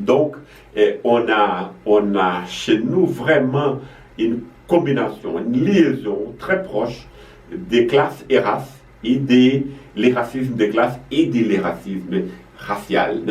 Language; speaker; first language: French; non-native, fluent; Portuguese